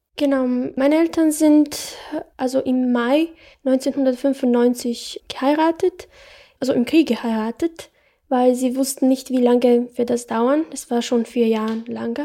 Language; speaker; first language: German; non-native, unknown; Bosnian